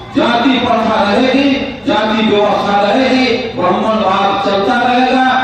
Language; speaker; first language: Hindi; native; Hindi